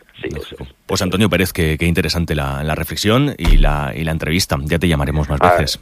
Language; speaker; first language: Spanish; native; Spanish